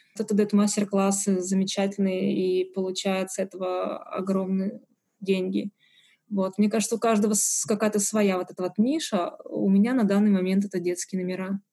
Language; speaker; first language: Russian; native; Russian